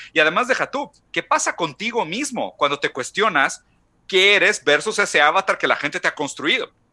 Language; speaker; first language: Spanish; non-native, fluent; Portuguese